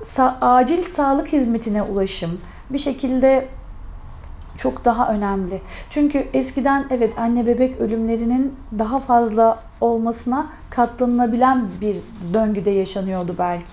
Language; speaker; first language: Turkish; native; Turkish